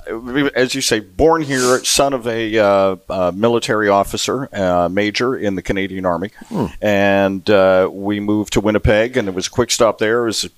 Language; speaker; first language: English; native; English